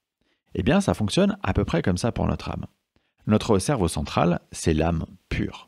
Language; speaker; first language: French; native; French